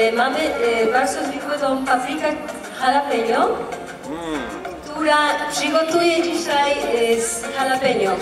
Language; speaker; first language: Polish; non-native, learner; Spanish